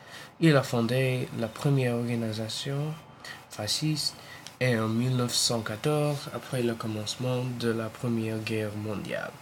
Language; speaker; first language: French; non-native, learner; English